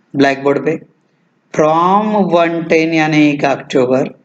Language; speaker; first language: Hindi; non-native, local second language; Marathi